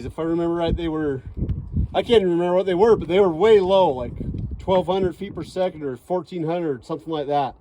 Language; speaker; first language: English; native; English